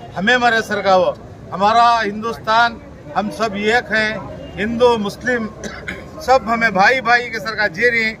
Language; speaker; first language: Urdu; native; Urdu